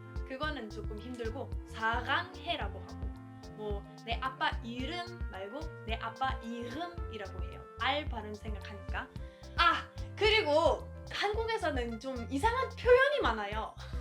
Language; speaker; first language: Korean; non-native, fluent; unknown